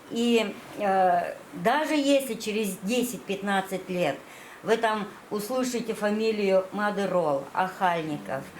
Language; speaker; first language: Russian; native; Russian